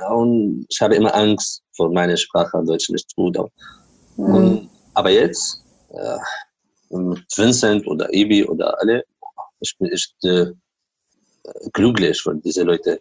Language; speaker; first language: German; non-native, learner; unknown